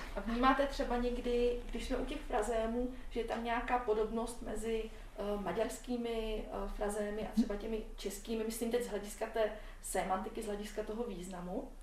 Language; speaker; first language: Czech; native; Czech